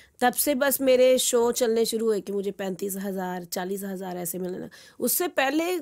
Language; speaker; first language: Hindi; non-native, local second language; Punjabi